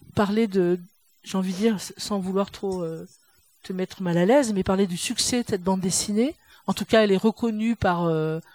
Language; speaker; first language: French; native; French